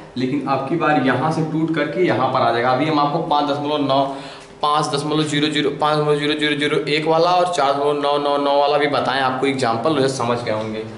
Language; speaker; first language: Hindi; native; Hindi